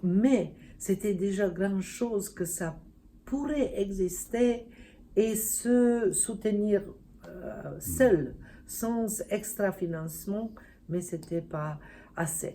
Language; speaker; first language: French; non-native, fluent; Serbian